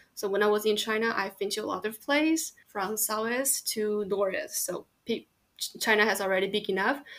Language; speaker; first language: English; non-native, fluent; Chinese